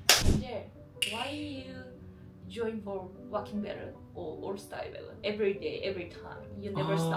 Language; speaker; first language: English; non-native, learner; Korean